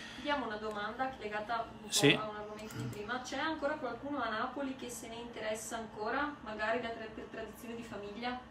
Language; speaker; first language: Italian; native; Italian